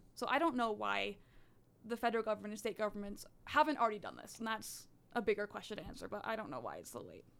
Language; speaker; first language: English; early bilingual, other home language; Dutch